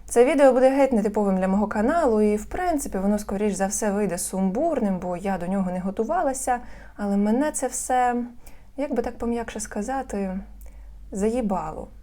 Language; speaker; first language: Ukrainian; non-native, local second language; Russian